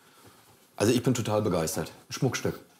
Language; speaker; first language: German; native; German